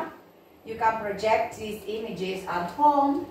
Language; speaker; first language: English; non-native, fluent; Spanish